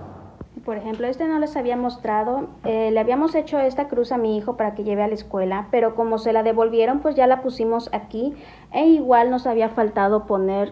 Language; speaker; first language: Spanish; native; Spanish